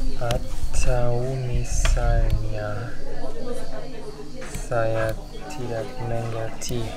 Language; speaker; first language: Indonesian; non-native, learner; German